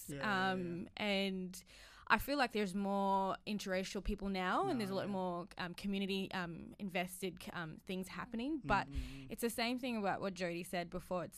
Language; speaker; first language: English; native; English